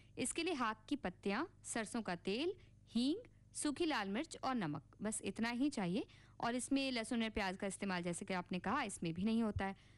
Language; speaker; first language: Hindi; native; Hindi